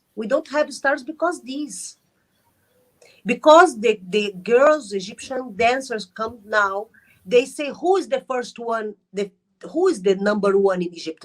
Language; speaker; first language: English; non-native, learner; Arabic